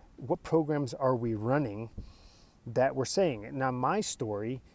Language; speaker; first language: English; early bilingual, other home language; Spanish